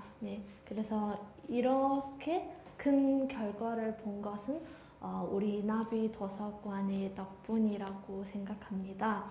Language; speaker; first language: Korean; non-native, fluent; Mongolian